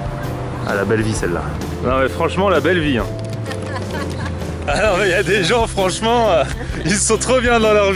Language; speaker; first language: French; native; French